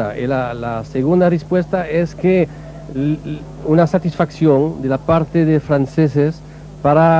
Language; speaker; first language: Spanish; non-native, learner; French